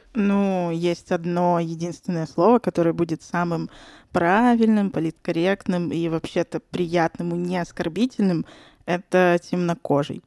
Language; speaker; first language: Russian; native; Russian